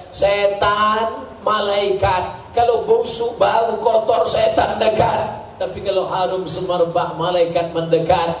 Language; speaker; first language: Indonesian; native; Indonesian